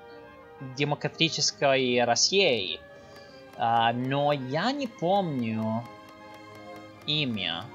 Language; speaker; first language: Russian; non-native, learner; English